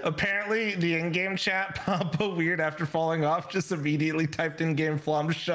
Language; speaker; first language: English; native; English